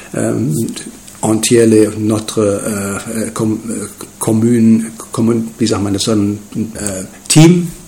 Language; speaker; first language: French; non-native, learner; German